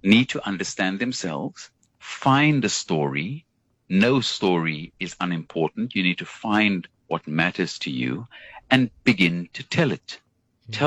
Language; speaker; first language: English; native; English